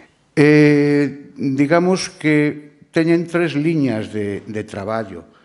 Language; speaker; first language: Galician; non-native, local second language; Spanish